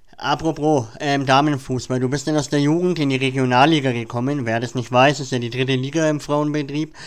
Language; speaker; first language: German; native; German